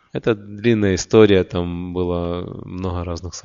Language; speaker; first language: Russian; native; Russian